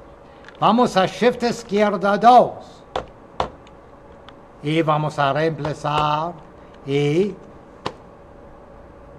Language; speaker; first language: Spanish; non-native, fluent; English